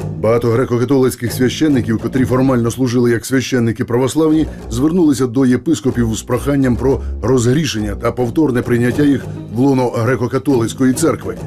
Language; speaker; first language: Ukrainian; native; Ukrainian